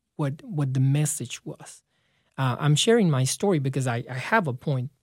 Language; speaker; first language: English; non-native, fluent; Spanish